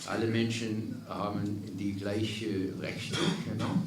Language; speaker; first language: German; non-native, fluent; English